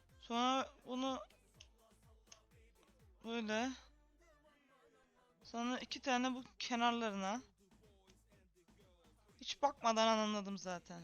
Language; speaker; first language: Turkish; native; Turkish